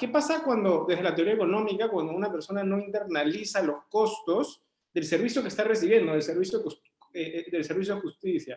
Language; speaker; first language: Spanish; native; Spanish